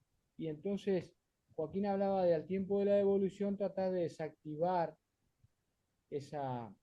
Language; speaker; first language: Spanish; native; Spanish